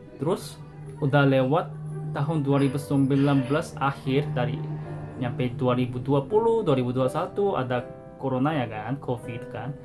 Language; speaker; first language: Indonesian; non-native, fluent; Korean